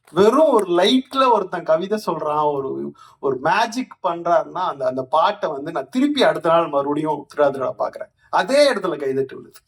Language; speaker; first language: Tamil; native; Tamil